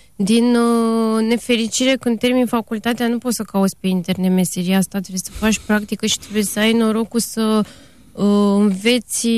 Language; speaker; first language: Romanian; native; Romanian